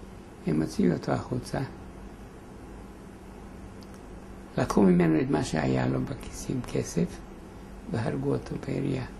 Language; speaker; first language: Hebrew; non-native, fluent; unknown